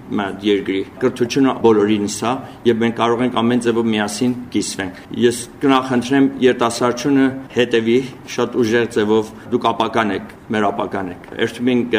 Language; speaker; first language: Armenian; early bilingual, heritage; Armenian